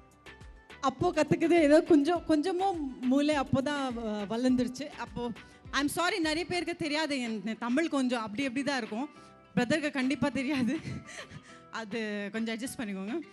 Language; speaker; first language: Tamil; non-native, fluent; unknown